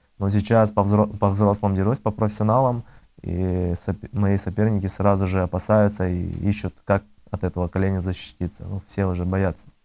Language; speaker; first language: Russian; early bilingual, other home language; Azerbaijani